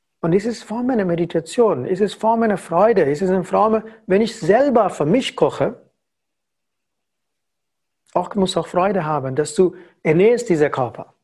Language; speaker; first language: German; non-native, learner; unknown